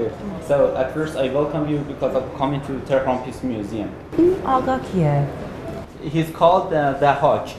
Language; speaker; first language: English; non-native, learner; Persian